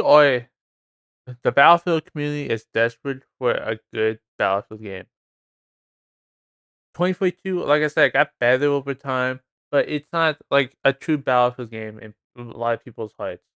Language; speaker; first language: English; native; English